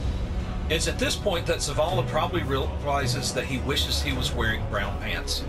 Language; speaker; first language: English; native; English